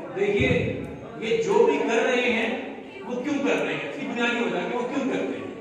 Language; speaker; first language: Urdu; non-native, local second language; Sindhi